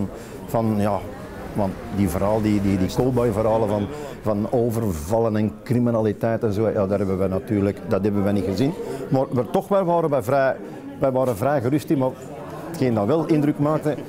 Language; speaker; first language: Dutch; native; Dutch